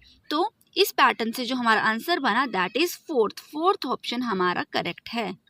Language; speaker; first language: Hindi; native; Hindi